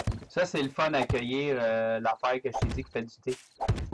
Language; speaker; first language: French; native; French